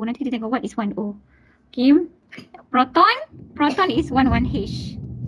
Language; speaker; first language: English; non-native, local second language; Malay